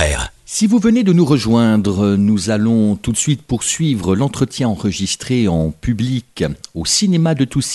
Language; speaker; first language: French; native; French